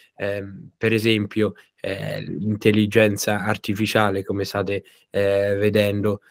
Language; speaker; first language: Italian; native; Italian